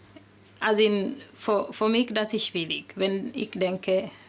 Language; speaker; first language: German; non-native, learner; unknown